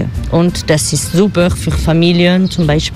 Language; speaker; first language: German; non-native, fluent; French